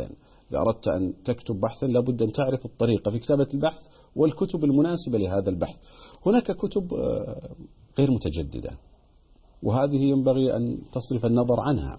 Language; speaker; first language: Arabic; native; Arabic